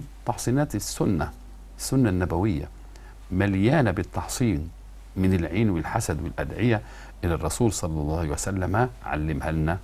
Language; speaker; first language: Arabic; native; Arabic